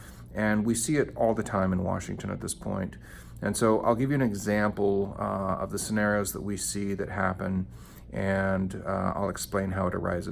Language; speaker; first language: English; native; English